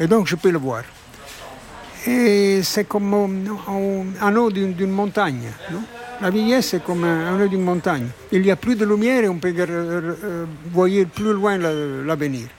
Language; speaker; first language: French; non-native, fluent; Italian